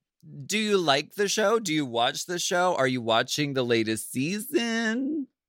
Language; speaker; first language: English; native; English